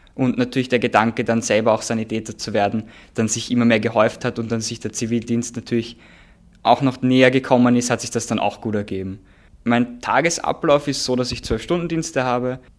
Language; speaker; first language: German; native; German